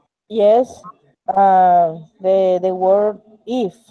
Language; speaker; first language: English; non-native, learner; Spanish